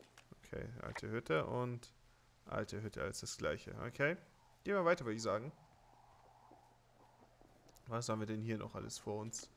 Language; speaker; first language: German; native; German